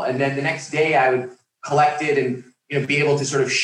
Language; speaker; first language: English; native; English